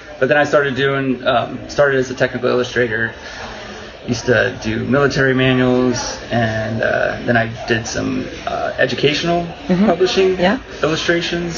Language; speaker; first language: English; native; English